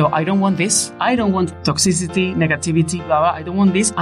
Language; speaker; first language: English; non-native, fluent; Spanish